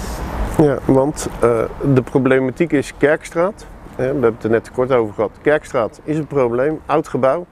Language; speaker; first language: Dutch; native; Dutch